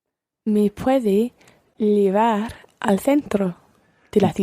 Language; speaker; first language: Spanish; non-native, learner; English